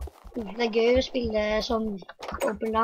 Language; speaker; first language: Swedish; non-native, learner; Norwegian